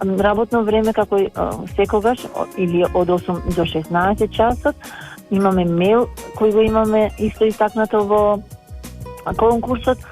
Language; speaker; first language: Macedonian; non-native, local second language; Albanian